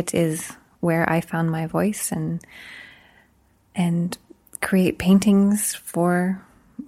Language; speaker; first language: English; native; English